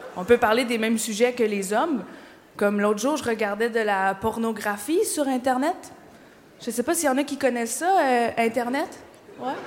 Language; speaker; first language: French; native; French